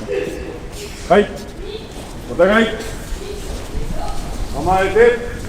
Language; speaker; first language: Japanese; native; Japanese